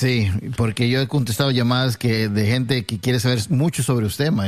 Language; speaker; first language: Spanish; early bilingual, heritage; Spanish